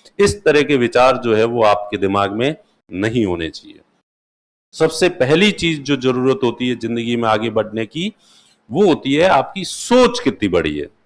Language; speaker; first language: Hindi; non-native, local second language; Marwari